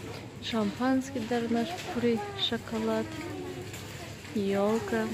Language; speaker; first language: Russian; non-native, learner; Tajik